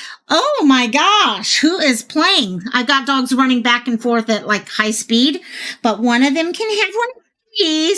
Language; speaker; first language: English; native; English